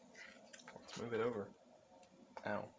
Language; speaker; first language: English; native; English